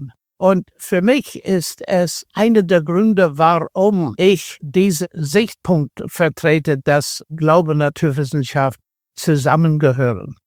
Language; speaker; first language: German; non-native, fluent; English